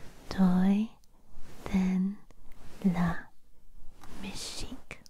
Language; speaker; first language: Vietnamese; non-native, learner; English